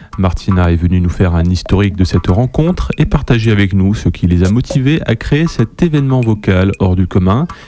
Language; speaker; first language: French; native; French